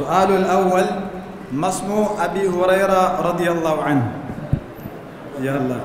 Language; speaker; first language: Arabic; non-native, fluent; Urdu